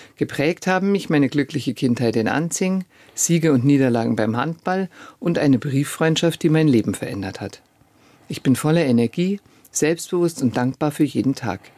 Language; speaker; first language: German; native; German